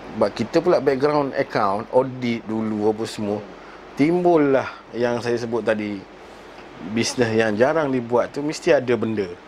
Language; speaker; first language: Malay; native; Malay